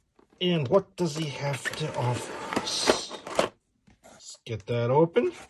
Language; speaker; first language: English; native; English